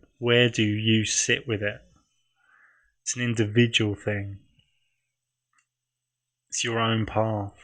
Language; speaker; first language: English; native; English